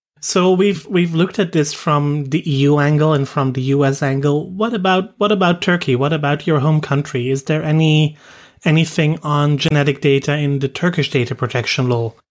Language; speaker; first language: English; non-native, fluent; Dutch